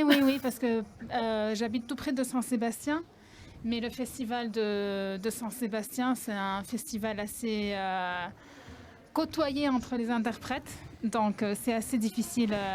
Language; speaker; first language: French; non-native, fluent; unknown